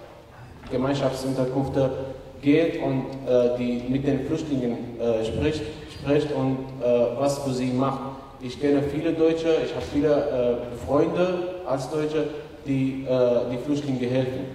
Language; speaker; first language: German; non-native, fluent; Arabic